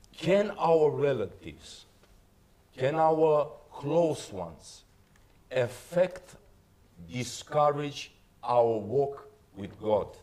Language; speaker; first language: English; non-native, fluent; Romanian